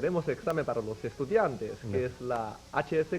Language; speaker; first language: Spanish; non-native, fluent; Chinese